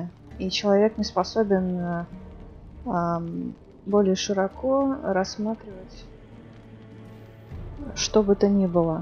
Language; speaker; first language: Russian; native; Russian